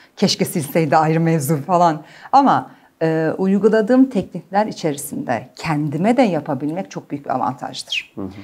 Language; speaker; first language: Turkish; early bilingual, heritage; Turkish